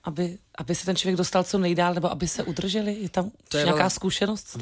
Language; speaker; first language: Czech; native; Czech